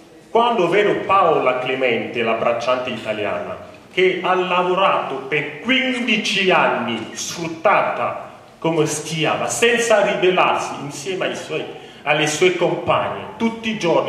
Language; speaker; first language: Italian; non-native, fluent; French